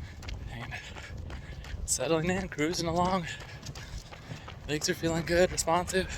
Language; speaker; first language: English; native; English